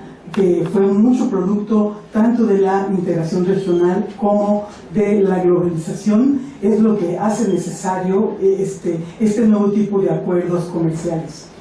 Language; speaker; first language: Spanish; native; Spanish